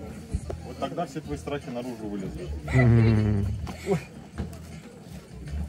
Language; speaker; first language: Russian; native; Russian